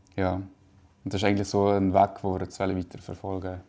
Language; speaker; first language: German; native; German